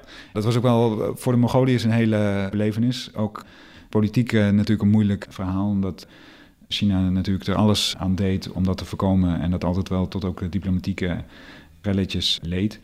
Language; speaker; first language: Dutch; native; Dutch